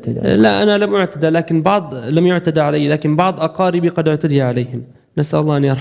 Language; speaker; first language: Arabic; native; Arabic